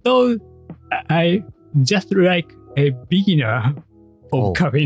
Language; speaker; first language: English; non-native, learner; Japanese